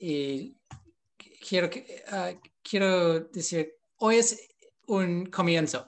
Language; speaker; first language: Spanish; non-native, learner; English